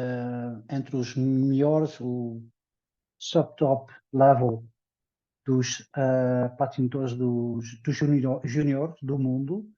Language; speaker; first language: Portuguese; early bilingual, heritage; Dutch